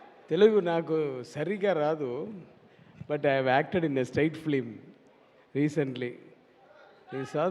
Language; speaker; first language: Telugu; non-native, learner; Tamil